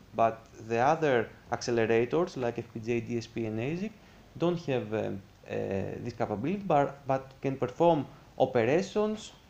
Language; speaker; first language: English; non-native, fluent; Greek